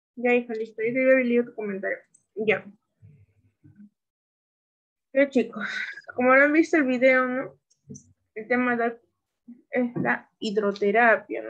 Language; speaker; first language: Spanish; native; Spanish